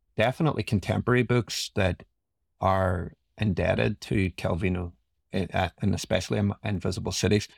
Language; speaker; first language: English; native; English